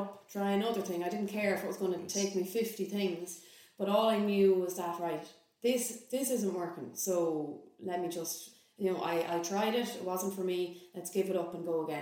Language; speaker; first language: English; native; English